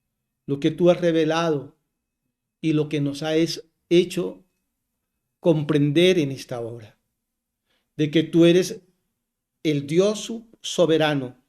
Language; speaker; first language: Spanish; native; Spanish